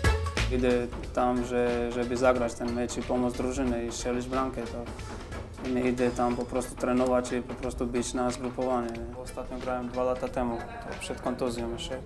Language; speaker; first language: Polish; non-native, fluent; Georgian